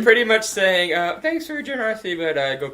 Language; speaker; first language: English; native; English